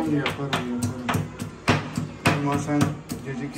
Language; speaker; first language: Turkish; non-native, learner; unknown